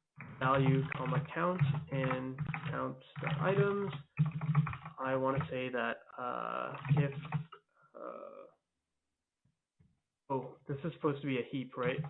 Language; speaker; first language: English; native; English